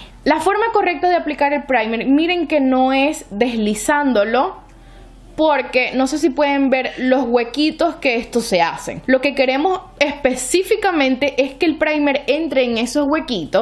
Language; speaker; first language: Spanish; native; Spanish